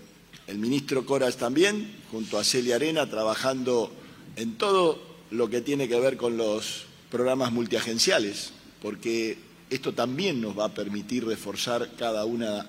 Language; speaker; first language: Spanish; native; Spanish